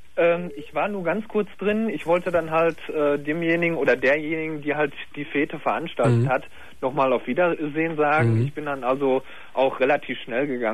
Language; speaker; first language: German; native; German